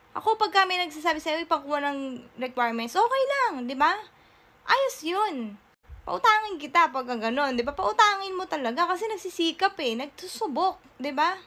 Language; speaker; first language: Filipino; native; Filipino